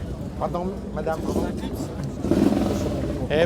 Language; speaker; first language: French; non-native, learner; Italian